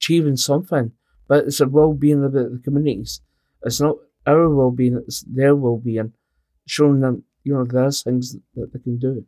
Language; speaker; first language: English; native; English